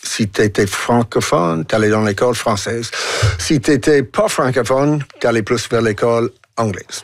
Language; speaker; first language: French; non-native, local second language; English